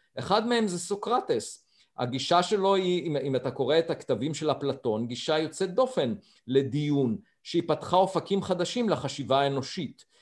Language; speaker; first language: Hebrew; native; Hebrew